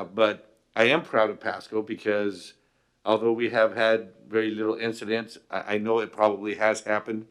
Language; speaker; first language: English; early bilingual, other home language; Spanish